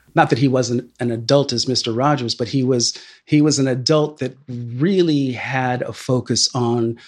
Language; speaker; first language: English; native; English